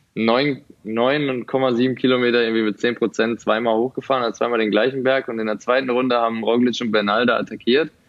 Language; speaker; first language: German; native; German